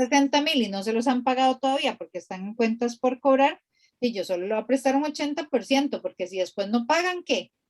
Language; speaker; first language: Spanish; native; Spanish